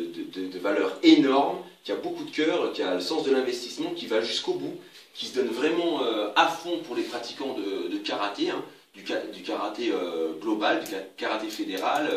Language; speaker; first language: French; native; French